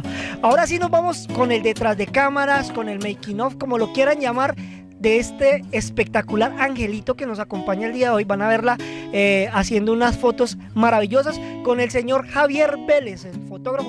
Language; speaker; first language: Spanish; native; Spanish